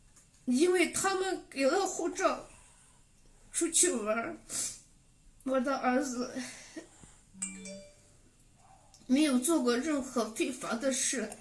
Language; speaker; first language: Chinese; non-native, local second language; Uyghur